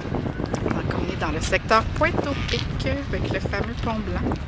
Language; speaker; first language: French; native; French